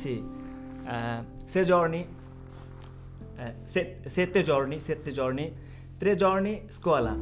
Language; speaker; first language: Italian; non-native, learner; Bangla